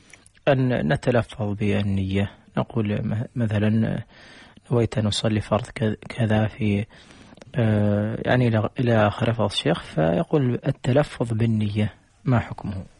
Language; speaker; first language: Arabic; native; Arabic